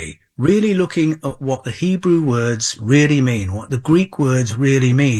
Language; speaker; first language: English; native; English